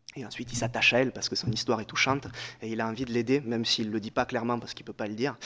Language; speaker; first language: French; native; French